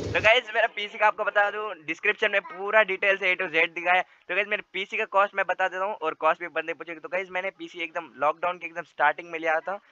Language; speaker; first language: Hindi; non-native, local second language; Marathi